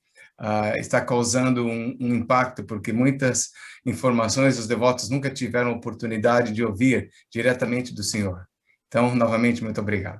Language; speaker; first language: Portuguese; native; Portuguese